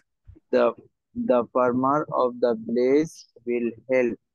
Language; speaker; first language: English; non-native, learner; Bangla